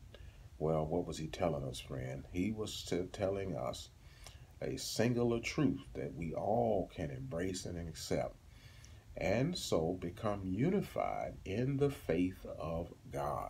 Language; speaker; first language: English; native; English